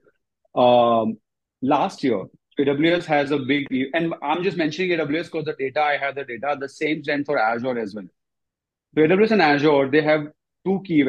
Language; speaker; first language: English; non-native, local second language; Gujarati